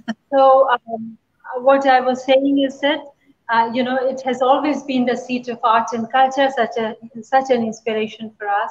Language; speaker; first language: English; non-native, local second language; Hindi